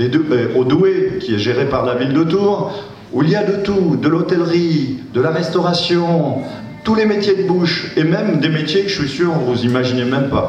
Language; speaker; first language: French; native; French